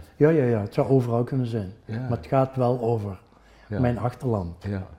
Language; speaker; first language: Dutch; non-native, local second language; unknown